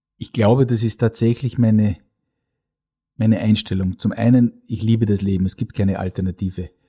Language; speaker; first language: German; native; German